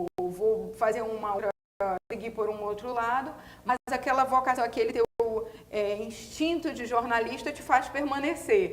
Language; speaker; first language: Portuguese; native; Portuguese